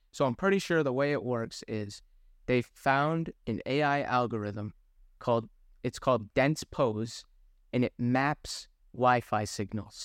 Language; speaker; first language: English; native; English